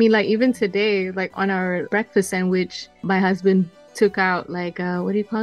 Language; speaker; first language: English; non-native, local second language; Malay